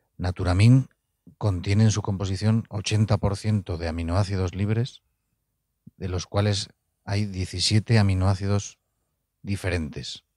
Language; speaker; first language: Spanish; native; Spanish